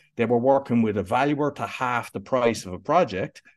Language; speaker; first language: English; native; English